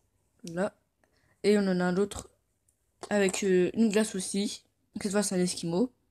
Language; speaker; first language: French; native; French